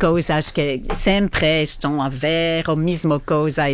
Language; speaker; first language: Portuguese; non-native, fluent; French